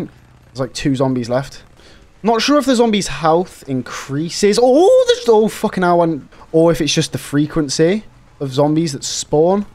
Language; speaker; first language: English; native; English